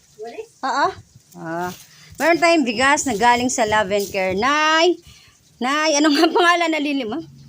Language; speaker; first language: Filipino; non-native, local second language; Bikol